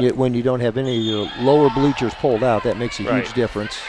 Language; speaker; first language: English; native; English